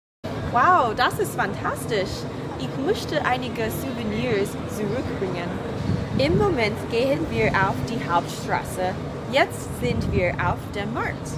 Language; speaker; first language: German; non-native, learner; English